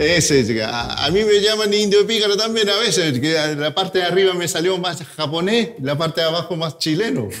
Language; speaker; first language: Spanish; early bilingual, heritage; Spanish